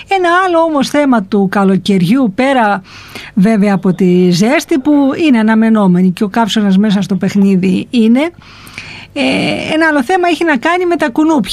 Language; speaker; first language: Greek; native; Greek